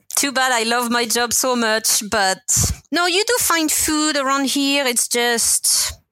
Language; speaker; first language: English; non-native, fluent; French